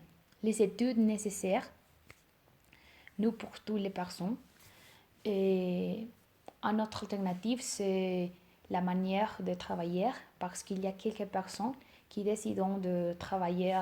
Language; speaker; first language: French; non-native, learner; Spanish